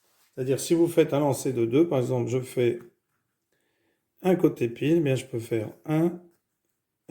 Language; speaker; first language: French; native; French